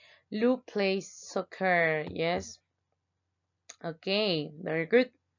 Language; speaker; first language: English; non-native, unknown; Spanish